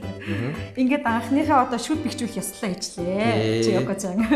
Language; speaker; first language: Mongolian; native; Mongolian